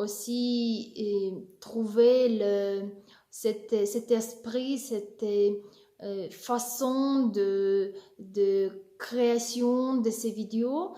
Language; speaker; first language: French; non-native, learner; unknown